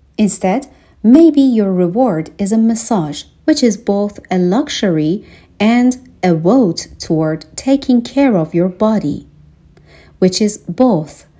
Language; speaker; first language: English; non-native, fluent; Persian